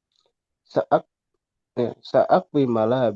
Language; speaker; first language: Arabic; non-native, learner; Indonesian